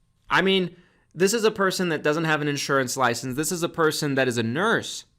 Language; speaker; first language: English; native; English